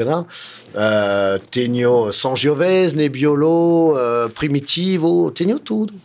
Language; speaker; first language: Portuguese; non-native, fluent; French